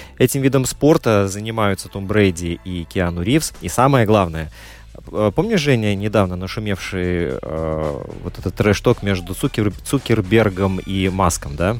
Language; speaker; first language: Russian; native; Russian